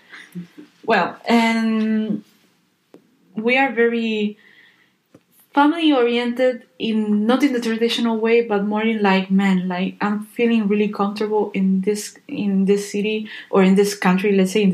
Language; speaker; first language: English; non-native, fluent; Spanish